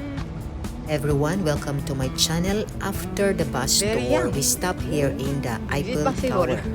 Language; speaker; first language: English; non-native, local second language; Cebuano